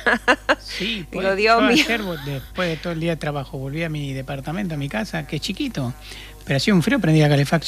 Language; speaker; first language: Spanish; native; Spanish